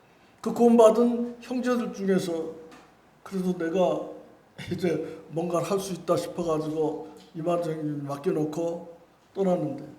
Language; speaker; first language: Korean; native; Korean